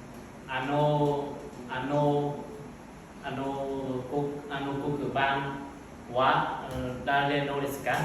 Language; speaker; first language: Japanese; non-native, learner; Vietnamese